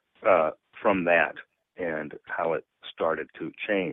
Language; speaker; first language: English; native; English